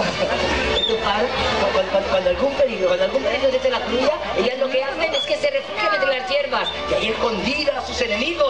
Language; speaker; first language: Spanish; native; Spanish